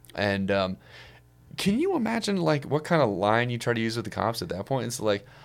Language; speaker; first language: English; native; English